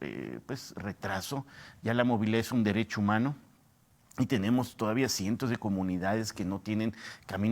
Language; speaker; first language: Spanish; native; Spanish